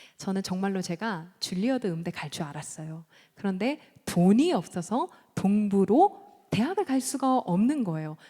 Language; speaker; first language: Korean; early bilingual, heritage; Korean